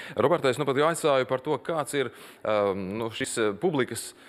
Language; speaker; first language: Latvian; native; Latvian